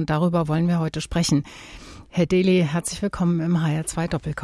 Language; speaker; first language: German; native; German